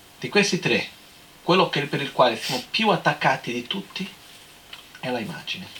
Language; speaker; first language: Italian; non-native, fluent; Portuguese